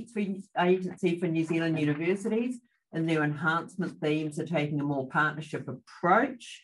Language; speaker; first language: English; native; English